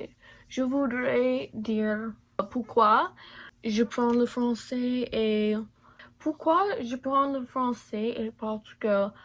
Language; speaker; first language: French; non-native, learner; English